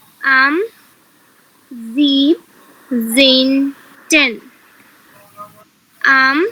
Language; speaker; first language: German; non-native, fluent; Hindi